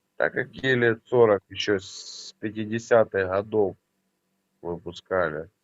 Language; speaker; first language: Russian; native; Russian